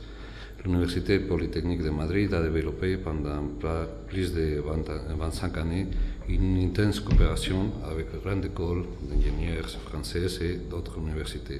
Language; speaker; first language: French; non-native, fluent; Spanish